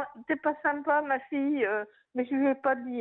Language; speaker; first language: French; native; French